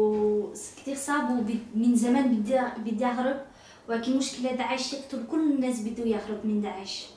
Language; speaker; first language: Arabic; non-native, learner; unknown